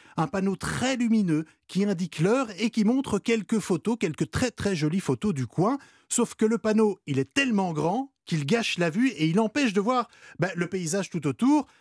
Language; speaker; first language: French; native; French